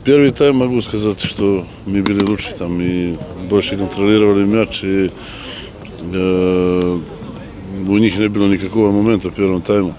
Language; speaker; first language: Russian; non-native, fluent; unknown